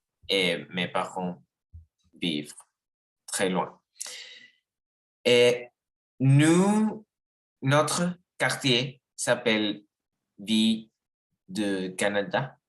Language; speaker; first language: French; non-native, learner; Spanish